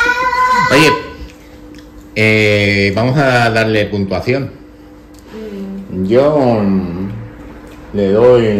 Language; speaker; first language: Spanish; native; Spanish